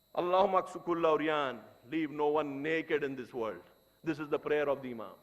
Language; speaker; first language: English; non-native, local second language; Urdu